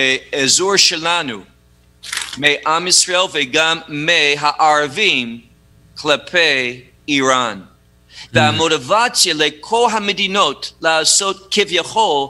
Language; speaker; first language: Hebrew; non-native, fluent; English